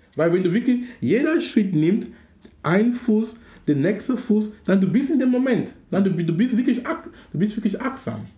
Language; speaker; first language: German; non-native, fluent; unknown